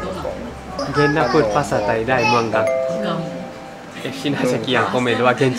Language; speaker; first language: Thai; non-native, learner; Japanese